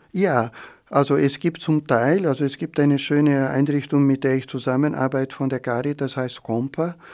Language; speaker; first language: German; non-native, fluent; Portuguese